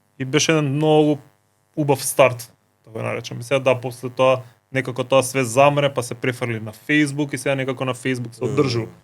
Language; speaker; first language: Macedonian; native; Macedonian